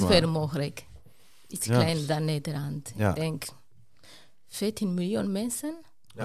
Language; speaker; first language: Dutch; non-native, fluent; Rundi